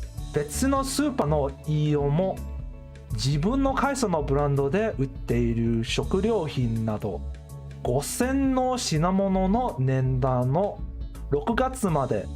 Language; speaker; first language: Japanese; non-native, learner; English